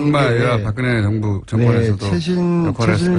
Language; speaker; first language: Korean; native; Korean